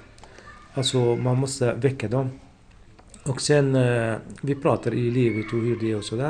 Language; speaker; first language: Swedish; non-native, fluent; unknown